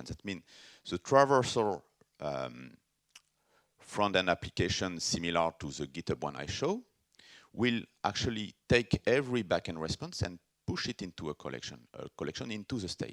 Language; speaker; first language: English; non-native, fluent; French